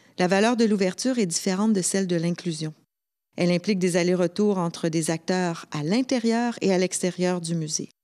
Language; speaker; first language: French; native; French